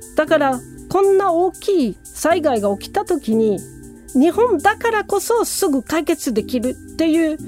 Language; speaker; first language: Japanese; non-native, fluent; French